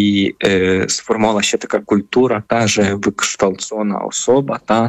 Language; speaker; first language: Polish; non-native, fluent; Ukrainian